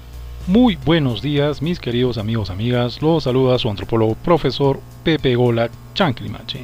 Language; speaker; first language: Spanish; native; Spanish